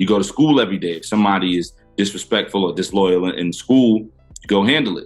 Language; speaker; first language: English; native; English